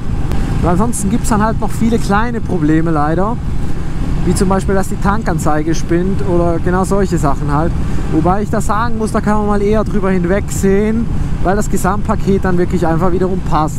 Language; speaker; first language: German; native; German